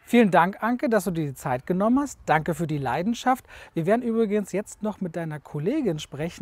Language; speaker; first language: German; native; German